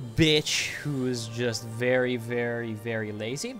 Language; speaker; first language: English; native; English